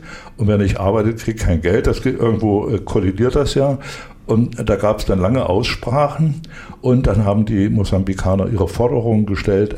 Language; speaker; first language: German; native; German